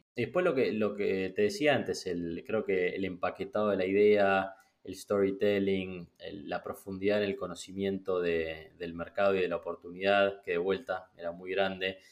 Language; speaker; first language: Spanish; native; Spanish